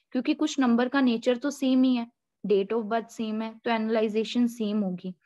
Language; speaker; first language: Hindi; native; Hindi